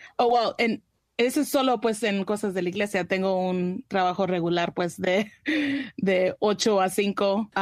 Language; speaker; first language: Spanish; early bilingual, heritage; Spanish